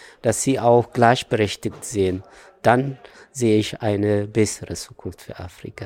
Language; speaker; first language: German; non-native, fluent; Amharic